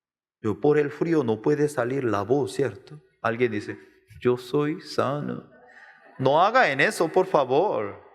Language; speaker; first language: Spanish; non-native, learner; Korean